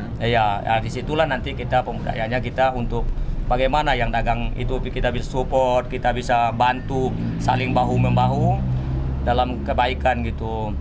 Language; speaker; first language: Indonesian; non-native, local second language; Minangkabau